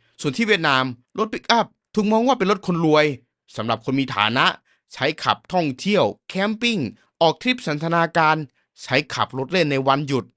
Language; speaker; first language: Thai; native; Thai